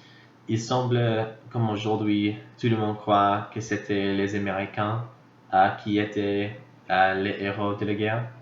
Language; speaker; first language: French; non-native, fluent; English